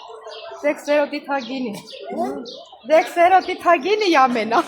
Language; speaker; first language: Greek; non-native, learner; Armenian